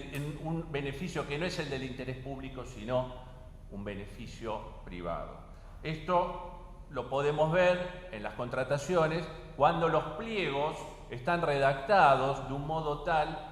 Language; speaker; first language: Spanish; native; Spanish